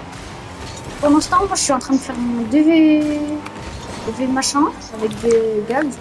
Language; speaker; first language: French; native; French